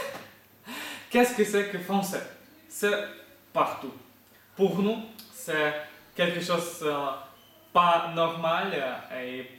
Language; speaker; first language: French; non-native, fluent; Ukrainian